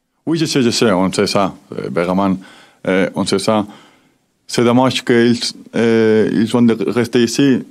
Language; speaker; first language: French; non-native, fluent; Spanish